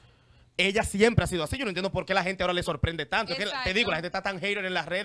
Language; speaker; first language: Spanish; native; Spanish